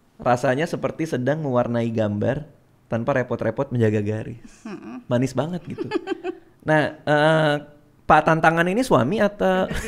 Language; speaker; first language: Indonesian; native; Indonesian